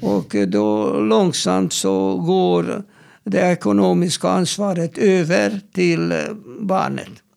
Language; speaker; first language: Swedish; non-native, fluent; Hungarian